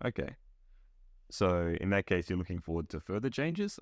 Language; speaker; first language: English; native; English